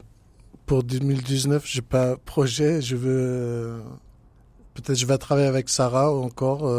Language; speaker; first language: French; non-native, learner; Kurdish